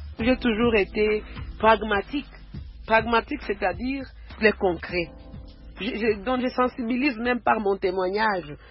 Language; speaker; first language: French; non-native, local second language; Swahili